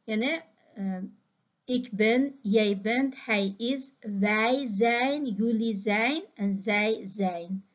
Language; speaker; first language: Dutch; non-native, fluent; Uyghur